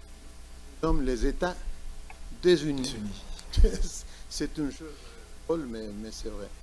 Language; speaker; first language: French; non-native, learner; Spanish